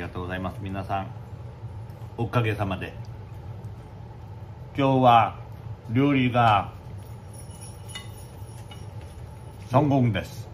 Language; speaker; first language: Japanese; non-native, learner; Korean